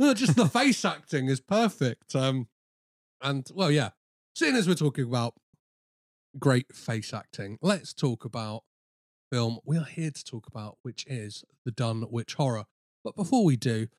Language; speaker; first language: English; early bilingual, other home language; Greek